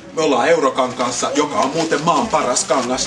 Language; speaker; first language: Finnish; native; Finnish